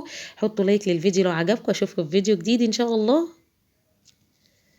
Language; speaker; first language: Arabic; native; Arabic